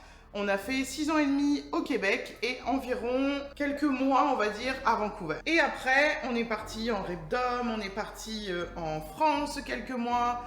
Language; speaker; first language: French; native; French